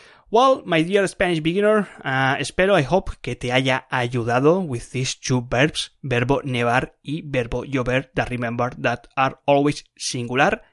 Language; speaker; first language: English; non-native, fluent; Spanish